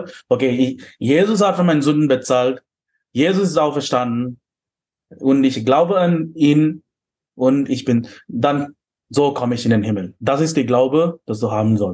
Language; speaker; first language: German; non-native, fluent; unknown